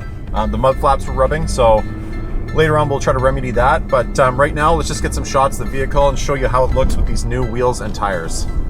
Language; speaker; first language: English; native; English